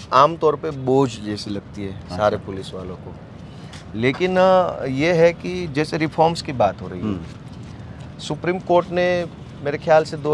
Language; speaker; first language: Hindi; non-native, local second language; Gujarati